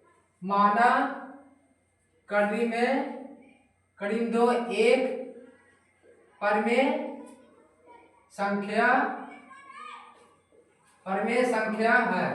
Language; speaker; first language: Hindi; native; Hindi